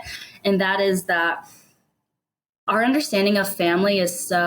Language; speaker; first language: English; native; English